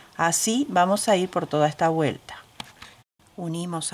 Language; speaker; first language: Spanish; native; Spanish